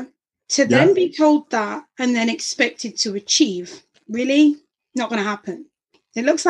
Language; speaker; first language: English; native; English